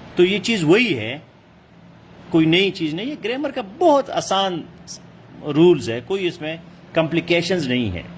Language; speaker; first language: Urdu; non-native, local second language; Pashto